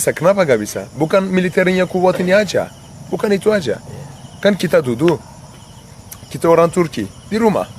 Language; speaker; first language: Indonesian; non-native, learner; Turkish